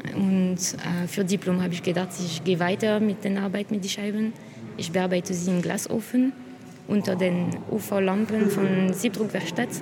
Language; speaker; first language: German; non-native, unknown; French